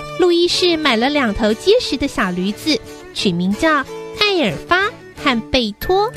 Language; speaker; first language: Chinese; native; Chinese